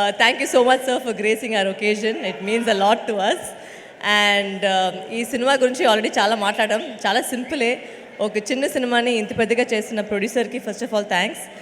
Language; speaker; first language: Telugu; non-native, fluent; Tamil